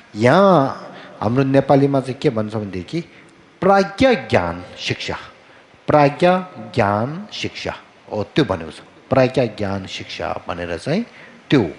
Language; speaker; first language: Nepali; non-native, local second language; Tibetan